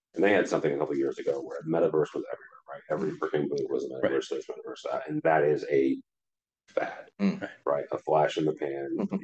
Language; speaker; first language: English; native; English